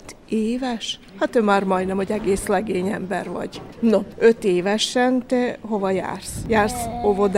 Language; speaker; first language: Hungarian; native; Hungarian